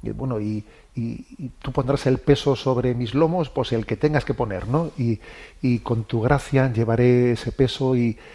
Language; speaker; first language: Spanish; native; Spanish